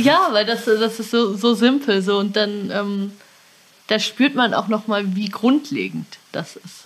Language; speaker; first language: German; native; German